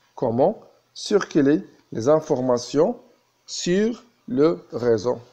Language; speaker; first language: French; non-native, local second language; Arabic